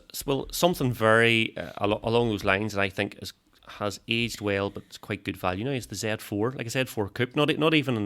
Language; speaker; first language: English; native; English